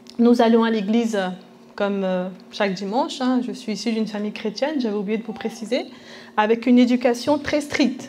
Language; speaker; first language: French; early bilingual, other home language; Spanish